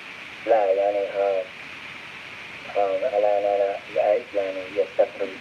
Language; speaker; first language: Arabic; non-native, learner; English